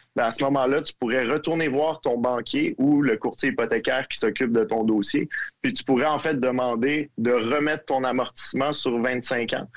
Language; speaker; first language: French; native; French